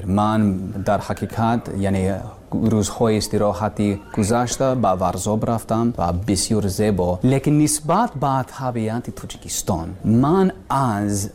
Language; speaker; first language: Persian; non-native, learner; English